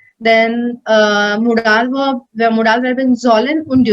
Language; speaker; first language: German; non-native, learner; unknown